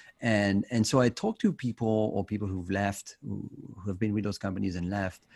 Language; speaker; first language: English; non-native, fluent; French